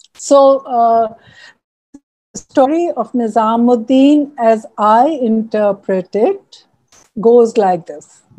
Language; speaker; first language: English; non-native, local second language; Urdu